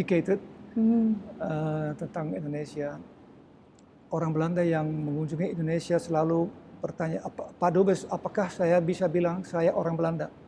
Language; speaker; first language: Indonesian; early bilingual, heritage; Dutch